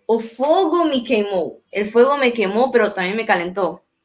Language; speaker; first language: Portuguese; non-native, learner; Spanish